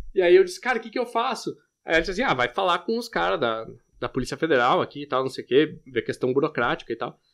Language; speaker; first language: Portuguese; native; Portuguese